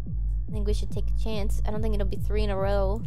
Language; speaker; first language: English; native; English